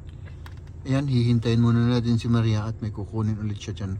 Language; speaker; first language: Filipino; native; Filipino